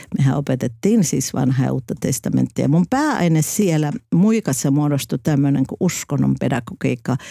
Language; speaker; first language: Finnish; native; Finnish